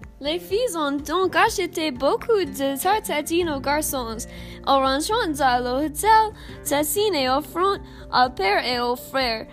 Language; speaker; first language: French; non-native, learner; English